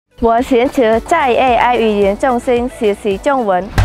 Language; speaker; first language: Chinese; non-native, learner; Khmer